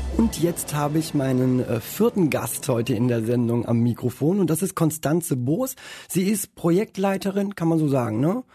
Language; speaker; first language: German; native; German